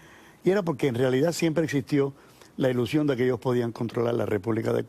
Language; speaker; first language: Spanish; native; Spanish